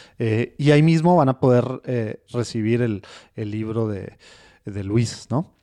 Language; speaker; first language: Spanish; native; Spanish